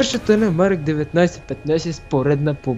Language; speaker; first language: Bulgarian; native; Bulgarian